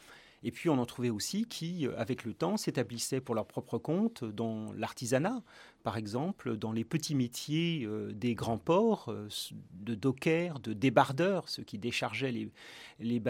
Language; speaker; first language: French; native; French